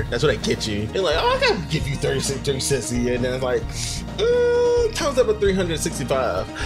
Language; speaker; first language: English; native; English